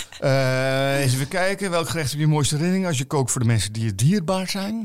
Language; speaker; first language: Dutch; native; Dutch